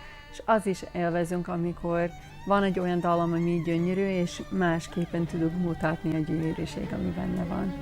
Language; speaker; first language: Hungarian; non-native, learner; English